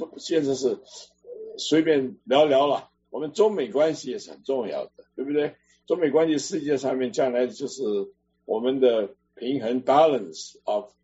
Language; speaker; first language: Chinese; native; Chinese